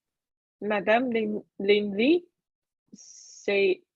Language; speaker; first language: French; non-native, learner; Chinese